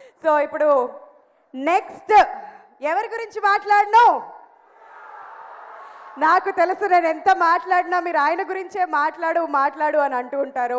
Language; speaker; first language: Telugu; native; Telugu